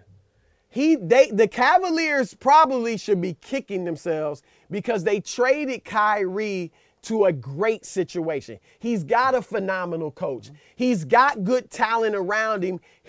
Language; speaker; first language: English; native; English